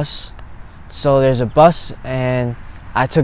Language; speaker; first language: English; native; English